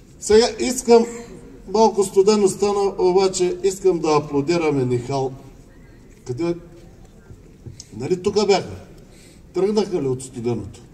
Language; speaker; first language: Bulgarian; non-native, local second language; Turkish